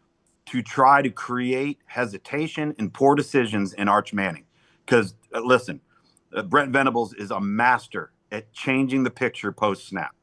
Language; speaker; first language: English; native; English